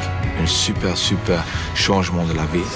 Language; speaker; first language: French; non-native, fluent; English